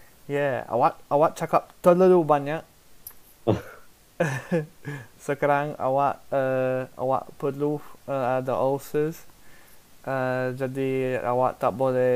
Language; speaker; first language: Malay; non-native, learner; English